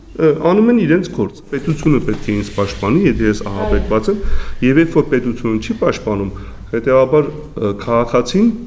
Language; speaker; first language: Armenian; native; Armenian